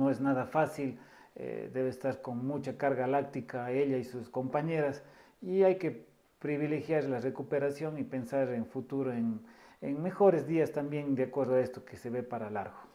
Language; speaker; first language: Spanish; native; Spanish